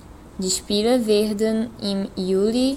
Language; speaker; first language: German; non-native, learner; Portuguese